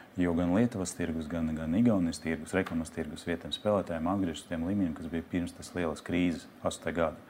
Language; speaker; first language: Latvian; non-native, local second language; Russian